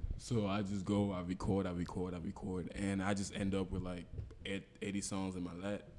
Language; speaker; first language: English; non-native, local second language; French